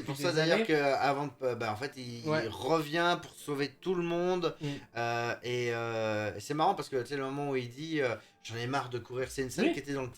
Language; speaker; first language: French; native; French